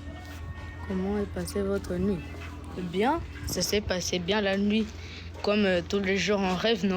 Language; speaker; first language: French; non-native, local second language; Kinyarwanda